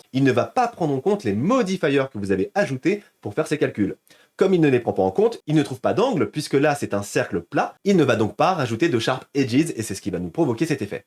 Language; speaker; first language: French; native; French